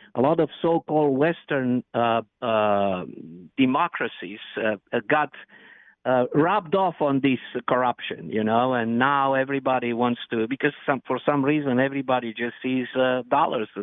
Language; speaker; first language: English; non-native, fluent; Romanian